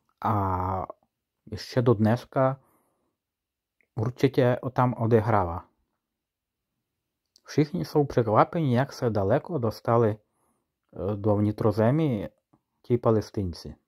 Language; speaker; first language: Czech; non-native, fluent; Ukrainian